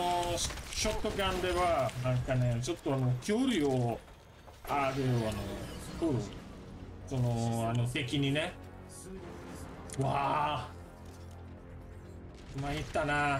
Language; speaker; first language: Japanese; non-native, fluent; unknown